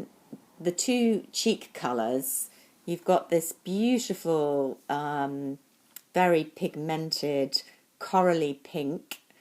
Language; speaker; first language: English; native; English